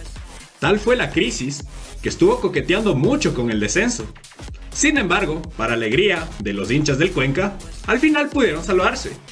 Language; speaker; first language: Spanish; native; Spanish